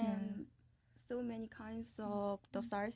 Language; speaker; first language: English; non-native, learner; Korean